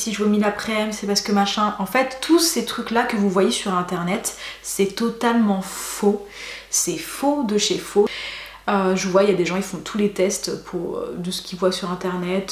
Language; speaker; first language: French; native; French